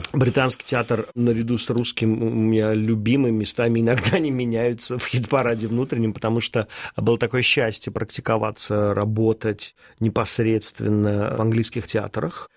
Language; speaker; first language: Russian; early bilingual, other home language; Armenian